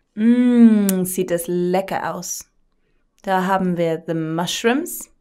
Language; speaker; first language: German; non-native, fluent; English